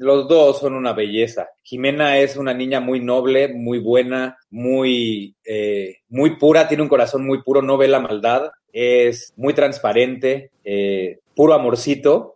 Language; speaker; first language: Spanish; native; Spanish